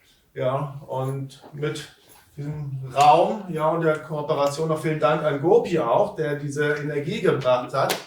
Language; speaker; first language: German; native; German